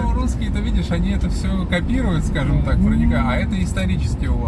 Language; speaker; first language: Russian; native; Russian